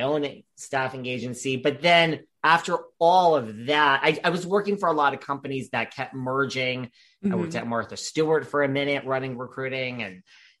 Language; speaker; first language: English; native; English